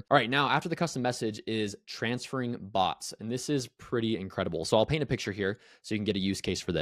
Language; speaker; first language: English; native; English